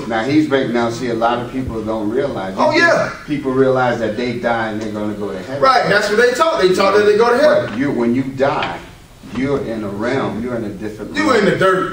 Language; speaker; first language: English; native; English